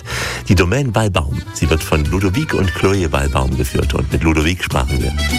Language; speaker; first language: German; native; German